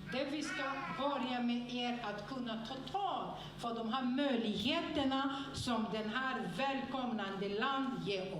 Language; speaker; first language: Swedish; non-native, fluent; French